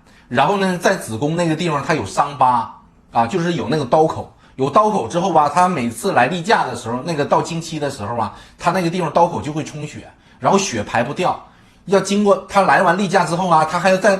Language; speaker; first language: Chinese; native; Chinese